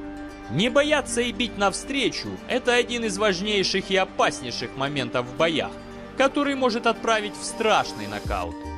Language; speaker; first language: Russian; native; Russian